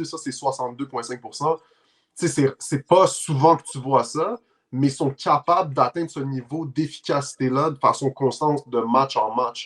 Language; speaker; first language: French; native; French